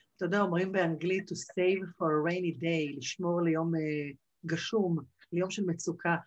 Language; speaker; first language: Hebrew; native; Hebrew